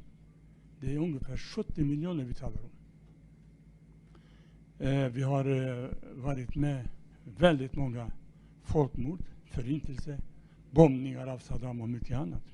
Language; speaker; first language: Swedish; non-native, fluent; Kurdish